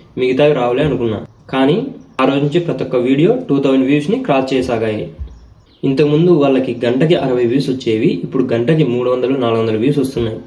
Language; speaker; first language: Telugu; native; Telugu